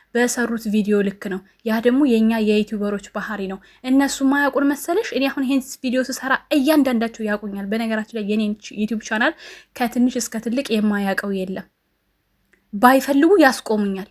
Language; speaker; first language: Amharic; native; Amharic